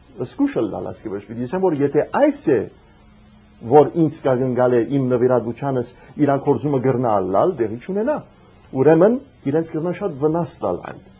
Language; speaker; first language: Armenian; early bilingual, heritage; Armenian